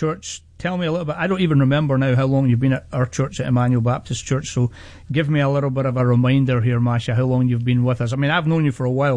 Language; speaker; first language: English; native; English